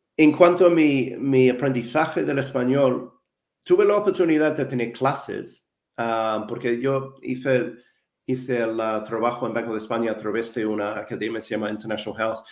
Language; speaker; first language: Spanish; non-native, fluent; English